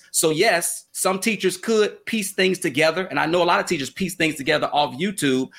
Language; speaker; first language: English; native; English